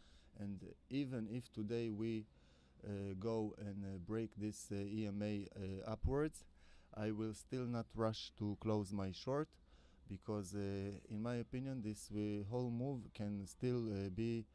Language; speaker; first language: English; non-native, fluent; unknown